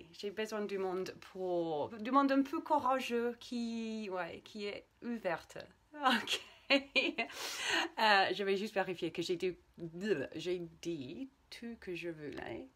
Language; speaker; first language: French; non-native, fluent; English